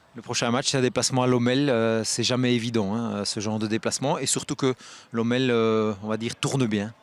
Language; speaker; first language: French; native; French